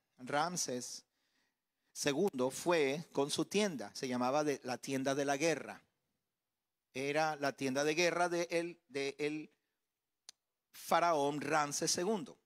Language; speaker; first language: Spanish; native; Spanish